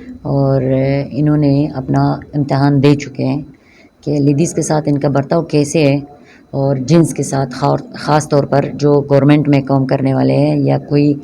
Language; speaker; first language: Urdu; non-native, local second language; Persian